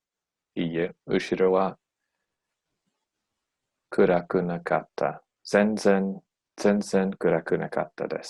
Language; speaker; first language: Japanese; non-native, learner; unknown